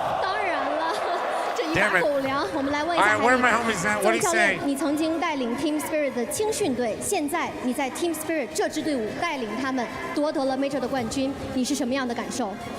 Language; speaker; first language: Chinese; native; Chinese